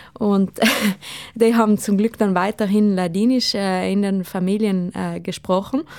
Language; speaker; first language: German; non-native, local second language; Ladin